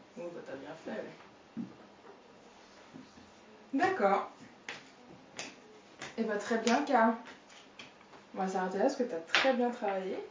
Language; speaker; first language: French; native; French